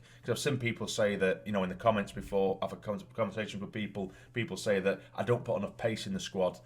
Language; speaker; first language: English; native; English